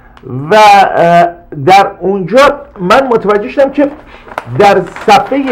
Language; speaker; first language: Persian; native; Persian